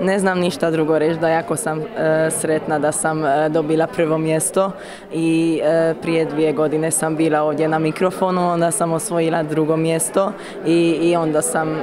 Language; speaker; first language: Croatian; early bilingual, heritage; Croatian